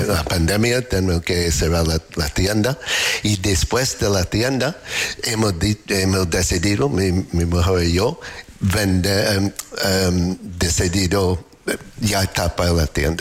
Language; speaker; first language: Spanish; non-native, learner; English